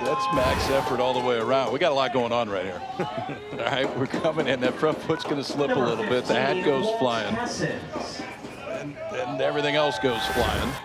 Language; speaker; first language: English; native; English